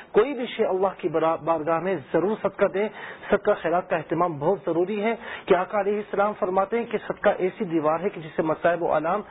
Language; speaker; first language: Urdu; native; Urdu